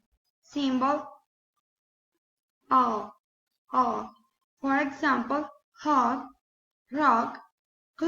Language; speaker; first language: English; non-native, learner; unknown